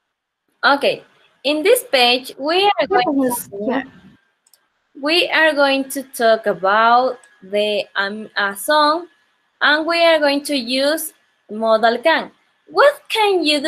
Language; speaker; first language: English; non-native, local second language; Spanish